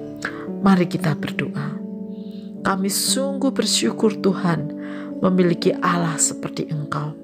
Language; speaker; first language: Indonesian; native; Indonesian